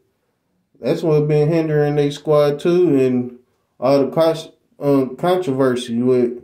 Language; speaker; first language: English; native; English